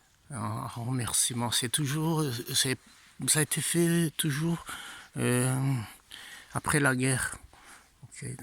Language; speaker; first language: French; non-native, fluent; Italian